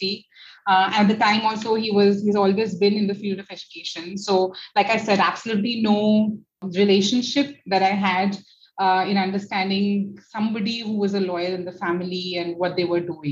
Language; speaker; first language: English; non-native, local second language; Hindi